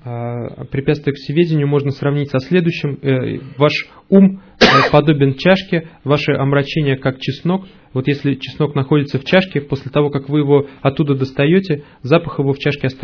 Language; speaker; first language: Russian; native; Russian